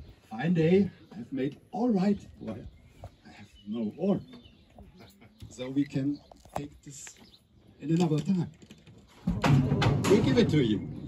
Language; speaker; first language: English; non-native, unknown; German